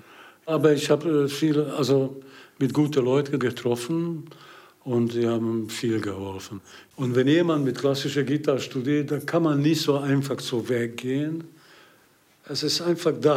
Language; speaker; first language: German; non-native, learner; Hungarian